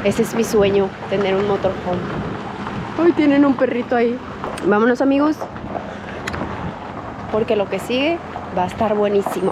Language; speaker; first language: Spanish; native; Spanish